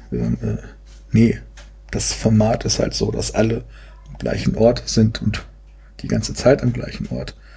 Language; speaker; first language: German; native; German